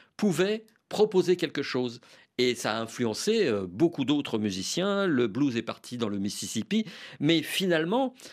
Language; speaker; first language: French; non-native, fluent; English